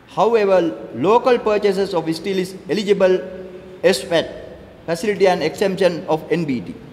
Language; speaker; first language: English; non-native, local second language; Sinhala